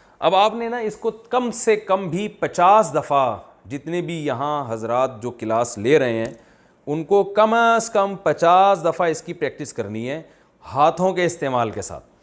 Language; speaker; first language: Urdu; native; Urdu